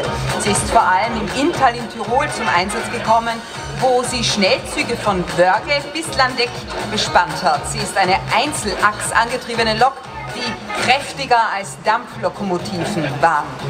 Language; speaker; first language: German; native; German